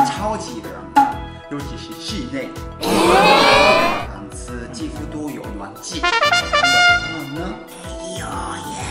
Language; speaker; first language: Chinese; non-native, learner; Japanese